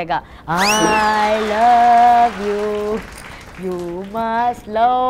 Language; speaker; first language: Kannada; native; Kannada